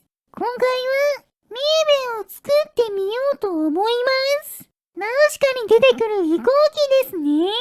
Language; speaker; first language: Japanese; native; Japanese